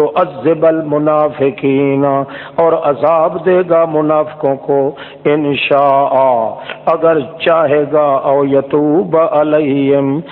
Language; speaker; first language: Urdu; non-native, local second language; Saraiki